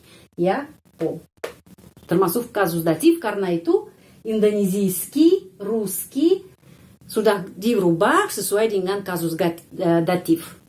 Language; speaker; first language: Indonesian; non-native, fluent; Russian